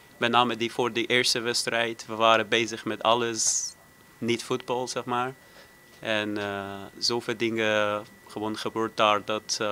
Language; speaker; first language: Dutch; non-native, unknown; Persian